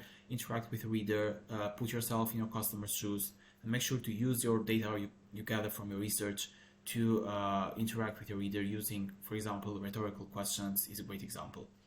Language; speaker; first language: English; non-native, fluent; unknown